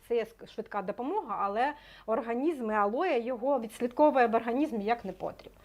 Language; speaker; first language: Ukrainian; native; Ukrainian